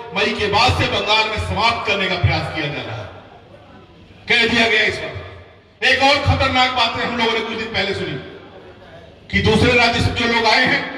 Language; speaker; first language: Hindi; native; Hindi